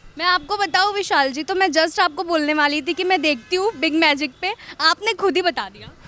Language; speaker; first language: Hindi; native; Hindi